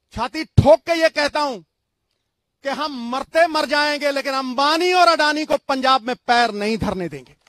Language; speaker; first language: Hindi; non-native, local second language; Punjabi